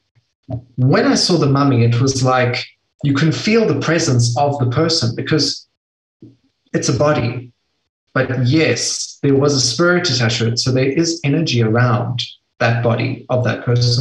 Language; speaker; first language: English; native; English